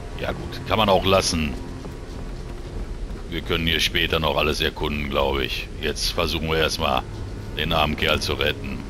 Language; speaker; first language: German; native; German